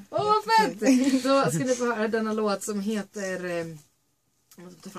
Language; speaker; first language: Swedish; native; Swedish